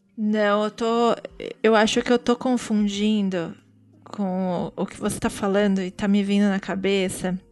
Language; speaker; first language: Portuguese; native; Portuguese